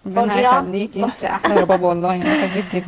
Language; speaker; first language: Arabic; native; Arabic